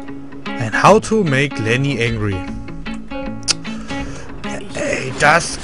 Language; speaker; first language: German; native; German